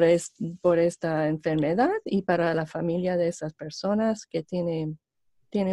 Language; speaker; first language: Spanish; non-native, fluent; English